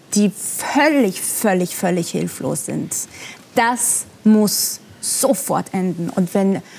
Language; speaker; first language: German; non-native, fluent; Persian